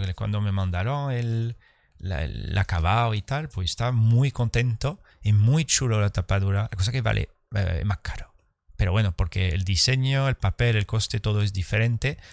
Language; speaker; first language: Spanish; early bilingual, heritage; Spanish